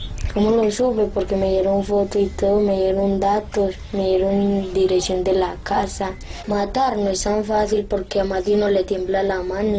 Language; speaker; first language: Spanish; native; Spanish